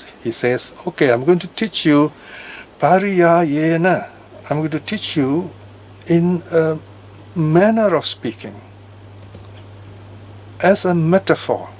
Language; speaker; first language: English; native; English